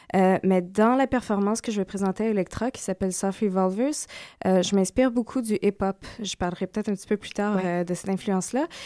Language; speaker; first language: French; native; French